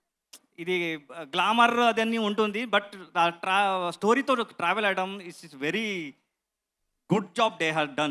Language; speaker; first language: Telugu; non-native, learner; Kannada